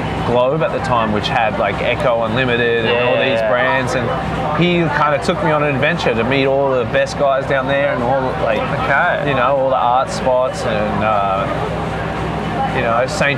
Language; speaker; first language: English; native; English